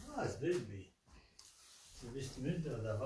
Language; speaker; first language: German; non-native, learner; Dutch